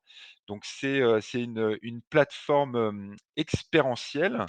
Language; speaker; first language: French; native; French